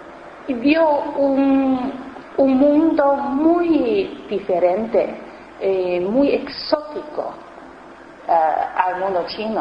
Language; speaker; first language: Spanish; non-native, learner; Chinese